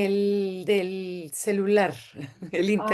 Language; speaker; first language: Spanish; non-native, fluent; Portuguese